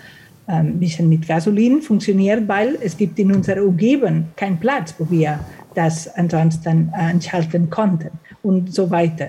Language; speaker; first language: German; non-native, fluent; Catalan